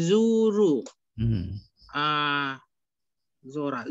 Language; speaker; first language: Arabic; non-native, learner; Malay